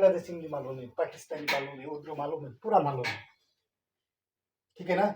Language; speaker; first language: Hindi; non-native, learner; Bangla